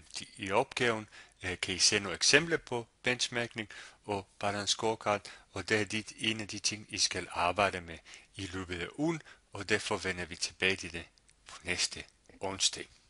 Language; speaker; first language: Danish; non-native, fluent; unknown